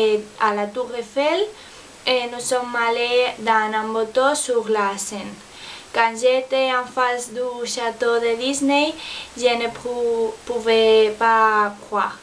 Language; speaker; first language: French; non-native, learner; Spanish